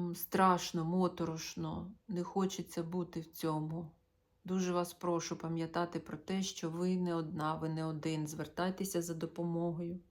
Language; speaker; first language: Ukrainian; non-native, local second language; Russian